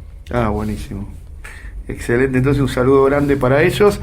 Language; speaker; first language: Spanish; native; Spanish